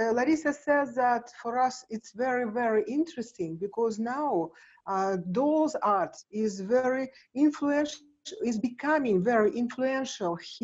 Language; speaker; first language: English; non-native, learner; Russian